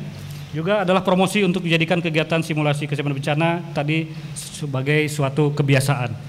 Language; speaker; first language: Indonesian; native; Indonesian